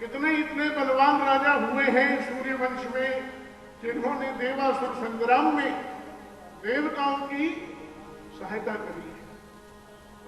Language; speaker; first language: Hindi; native; Hindi